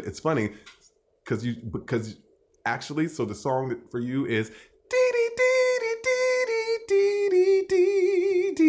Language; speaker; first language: English; native; English